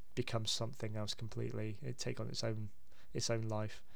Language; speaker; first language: English; native; English